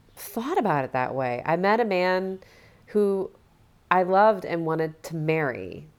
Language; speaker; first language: English; native; English